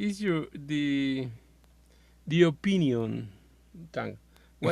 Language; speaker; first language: English; non-native, learner; Spanish